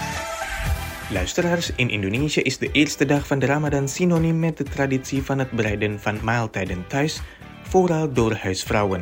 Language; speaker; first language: Dutch; non-native, fluent; Indonesian